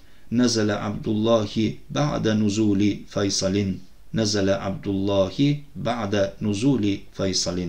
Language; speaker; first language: Arabic; non-native, fluent; Turkish